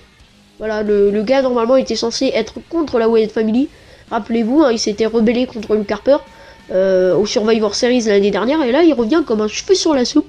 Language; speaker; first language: French; native; French